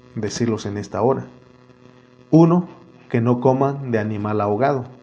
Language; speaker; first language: Spanish; native; Spanish